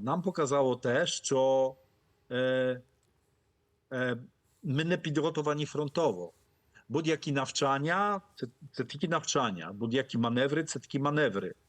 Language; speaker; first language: Polish; non-native, fluent; Ukrainian